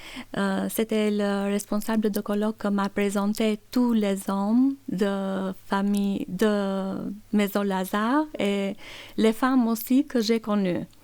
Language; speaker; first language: French; non-native, learner; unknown